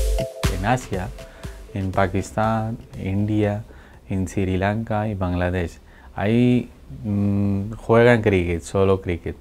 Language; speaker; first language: Spanish; non-native, learner; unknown